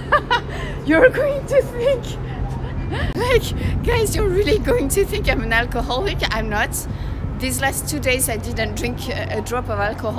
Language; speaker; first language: English; non-native, fluent; French